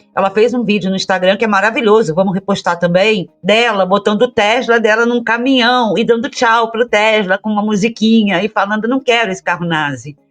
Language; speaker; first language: Portuguese; native; Portuguese